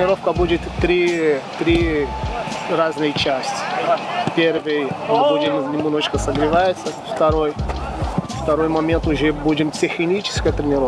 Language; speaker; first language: Russian; non-native, learner; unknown